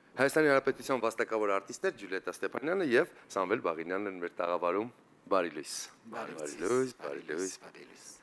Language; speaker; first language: Armenian; native; Armenian